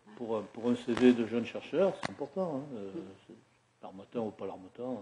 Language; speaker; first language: French; native; French